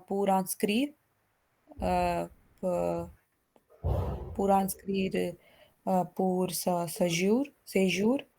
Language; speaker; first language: French; non-native, learner; Hindi